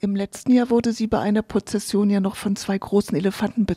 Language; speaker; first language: German; native; German